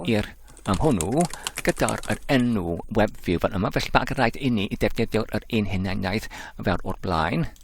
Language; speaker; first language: Welsh; non-native, learner; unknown